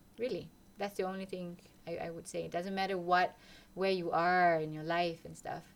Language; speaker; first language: English; non-native, local second language; Malay